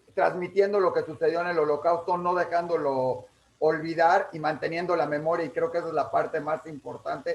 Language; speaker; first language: Spanish; native; Spanish